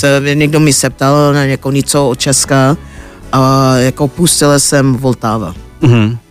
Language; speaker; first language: Czech; non-native, fluent; English